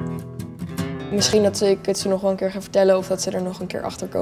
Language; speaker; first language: Dutch; native; Dutch